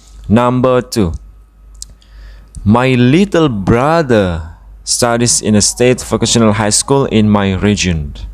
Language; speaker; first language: English; non-native, fluent; Indonesian